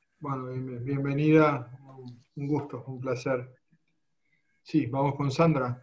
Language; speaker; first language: Spanish; native; Spanish